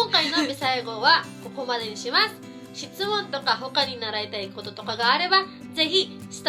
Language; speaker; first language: Japanese; non-native, fluent; Cebuano